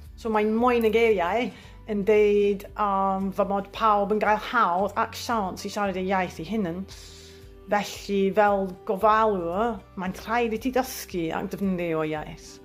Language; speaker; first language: Welsh; non-native, learner; English